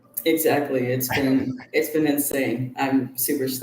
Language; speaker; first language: English; native; English